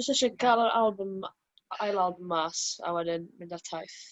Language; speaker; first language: Welsh; native; Welsh